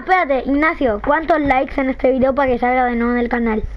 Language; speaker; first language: Spanish; native; Spanish